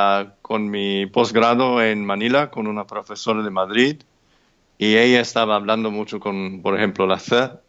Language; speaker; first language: Spanish; non-native, fluent; English